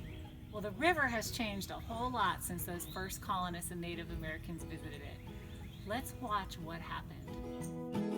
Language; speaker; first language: English; native; English